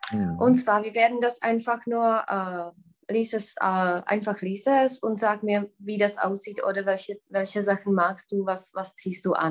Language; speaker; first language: German; non-native, fluent; Czech